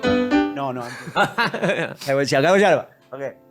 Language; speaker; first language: Chinese; non-native, fluent; Spanish